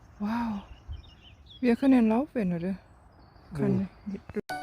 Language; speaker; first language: German; non-native, learner; Thai